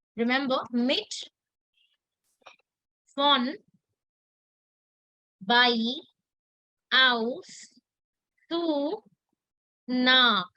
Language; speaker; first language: German; non-native, learner; Hindi